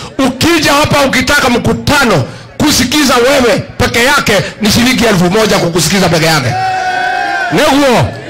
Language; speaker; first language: Swahili; non-native, local second language; Kikuyu